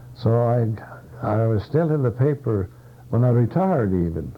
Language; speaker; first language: English; non-native, fluent; Swedish